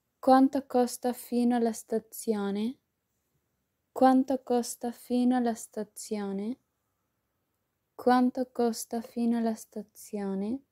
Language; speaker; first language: Italian; non-native, learner; Spanish